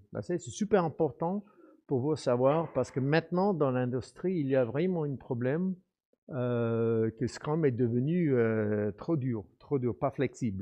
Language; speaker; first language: French; non-native, fluent; English